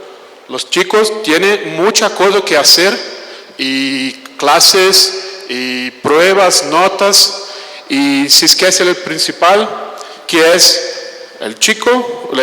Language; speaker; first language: Spanish; non-native, fluent; Portuguese